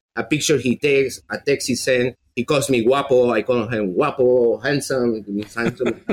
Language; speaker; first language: English; non-native, fluent; Spanish